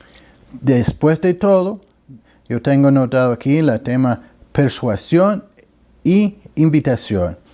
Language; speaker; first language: Spanish; non-native, learner; English